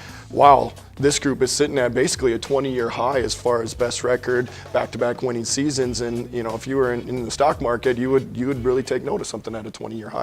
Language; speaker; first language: English; native; English